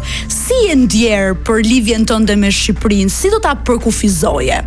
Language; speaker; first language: Albanian; native; Albanian